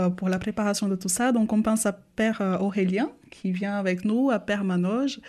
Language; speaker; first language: French; non-native, fluent; Portuguese